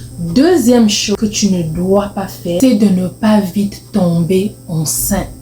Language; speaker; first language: French; non-native, local second language; Lingala